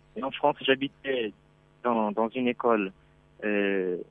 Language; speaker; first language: French; non-native, fluent; Portuguese